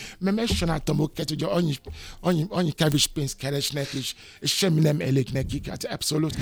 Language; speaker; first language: Hungarian; non-native, fluent; Yoruba